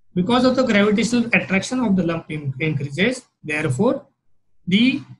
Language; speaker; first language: English; non-native, local second language; Marathi